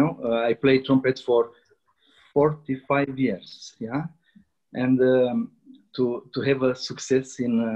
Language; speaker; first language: English; non-native, learner; Romanian